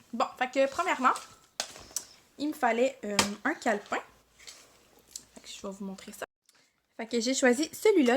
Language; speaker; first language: French; native; French